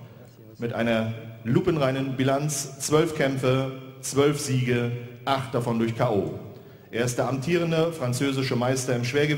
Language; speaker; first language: German; native; German